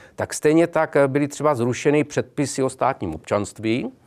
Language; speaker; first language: Czech; native; Czech